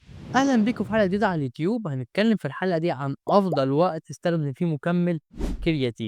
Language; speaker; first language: Arabic; native; Arabic